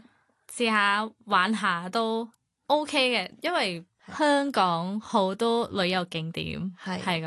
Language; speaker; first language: Cantonese; non-native, fluent; Thai